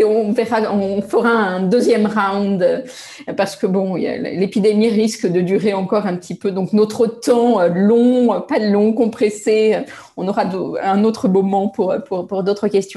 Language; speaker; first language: French; native; French